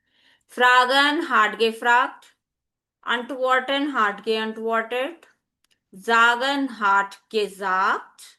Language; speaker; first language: German; non-native, learner; Hindi